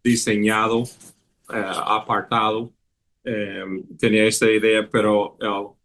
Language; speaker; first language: Spanish; non-native, fluent; English